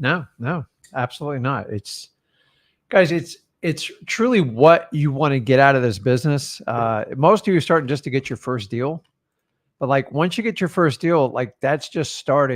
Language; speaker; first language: English; native; English